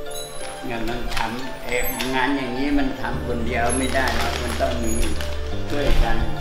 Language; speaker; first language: Thai; non-native, local second language; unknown